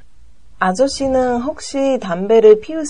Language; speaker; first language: Korean; non-native, learner; Japanese